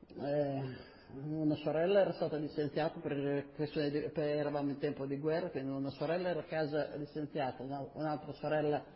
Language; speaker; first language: Italian; native; Italian